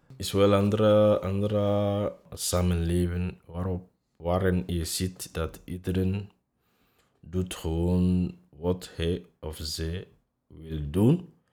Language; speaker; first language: Dutch; non-native, fluent; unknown